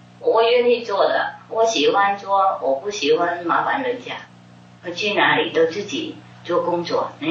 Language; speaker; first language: Chinese; non-native, fluent; Vietnamese